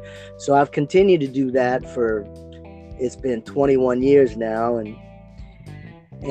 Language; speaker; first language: English; native; English